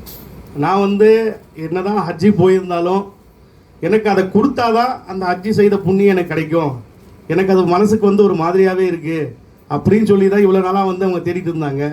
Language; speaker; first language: Tamil; native; Tamil